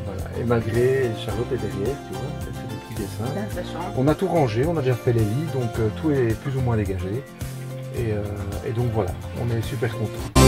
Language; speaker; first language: French; native; French